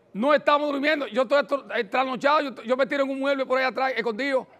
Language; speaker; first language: Spanish; native; Spanish